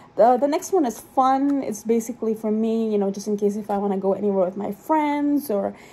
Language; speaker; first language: English; non-native, local second language; Urdu